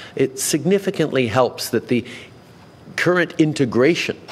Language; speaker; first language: English; early bilingual, other home language; French